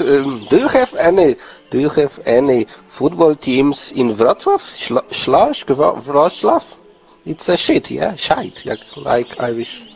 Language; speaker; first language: English; non-native, learner; Polish